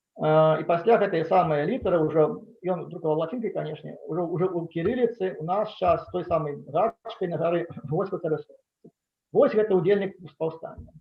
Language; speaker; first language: Belarusian; non-native, local second language; Russian